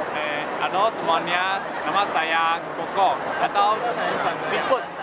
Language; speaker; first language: Indonesian; non-native, learner; Chinese